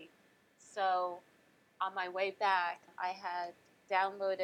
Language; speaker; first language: English; native; English